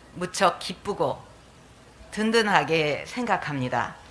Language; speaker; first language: Korean; native; Korean